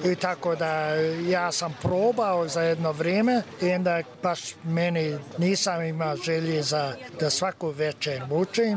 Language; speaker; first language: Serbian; early bilingual, heritage; Serbian